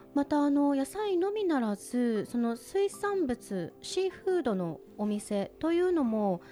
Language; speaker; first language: Japanese; native; Japanese